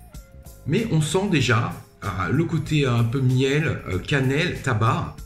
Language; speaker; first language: French; native; French